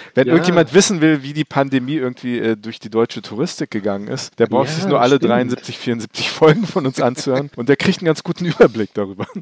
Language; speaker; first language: German; native; German